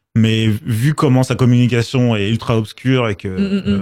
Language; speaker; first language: French; native; French